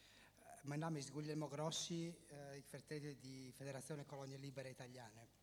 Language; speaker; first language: German; non-native, fluent; Italian